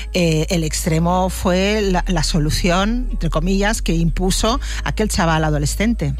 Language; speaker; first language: Spanish; native; Spanish